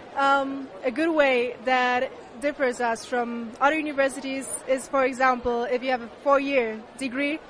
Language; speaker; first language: English; non-native, fluent; German